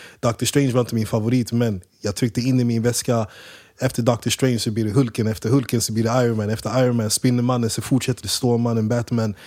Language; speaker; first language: Swedish; early bilingual, other home language; English